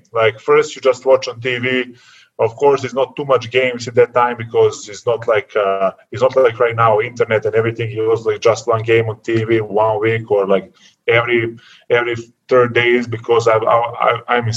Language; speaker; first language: English; non-native, learner; Serbian